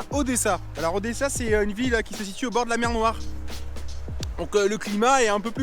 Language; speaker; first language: French; native; French